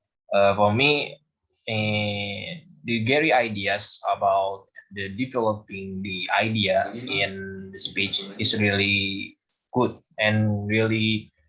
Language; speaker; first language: English; non-native, learner; Indonesian